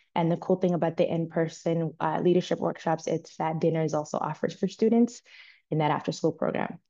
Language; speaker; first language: English; native; English